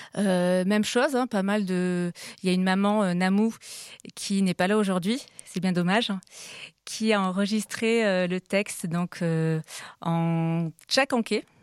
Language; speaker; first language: French; native; French